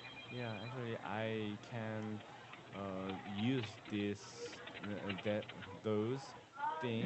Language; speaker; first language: English; non-native, learner; Korean